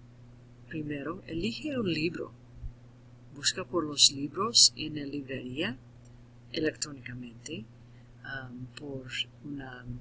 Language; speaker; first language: Spanish; non-native, learner; English